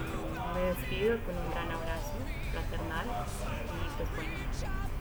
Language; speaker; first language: Spanish; native; Spanish